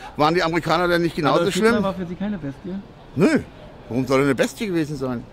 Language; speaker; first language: German; non-native, fluent; Latvian